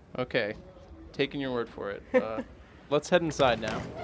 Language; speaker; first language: English; native; English